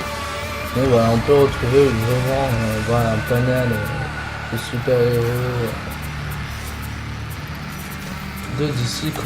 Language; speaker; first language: French; native; French